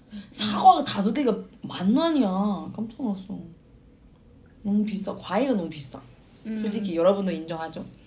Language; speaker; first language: Korean; non-native, fluent; Chinese